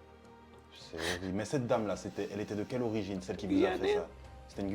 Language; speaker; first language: French; native; French